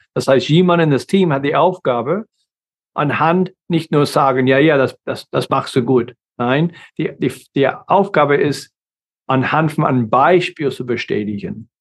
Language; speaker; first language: German; non-native, fluent; English